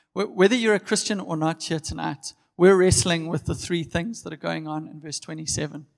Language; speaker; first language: English; native; English